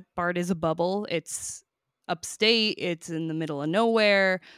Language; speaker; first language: English; native; English